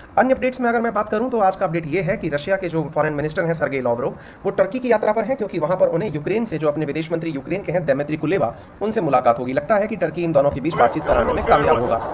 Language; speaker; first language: Hindi; native; Hindi